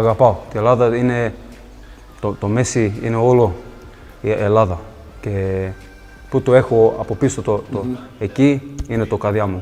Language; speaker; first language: Greek; early bilingual, heritage; English